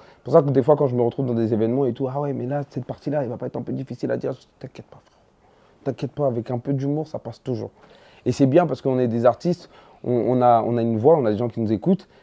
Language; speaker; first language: French; early bilingual, other home language; Dyula